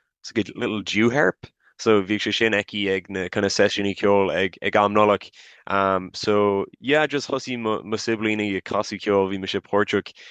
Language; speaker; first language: Irish; non-native, local second language; English